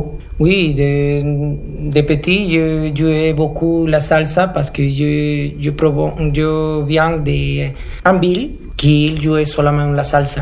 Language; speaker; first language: French; non-native, learner; Spanish